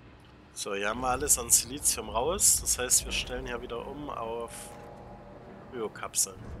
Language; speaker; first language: German; native; German